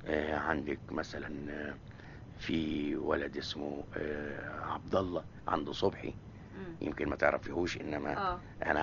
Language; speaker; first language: Arabic; native; Arabic